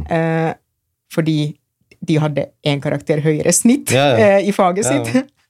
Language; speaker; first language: Norwegian; non-native, fluent; Finnish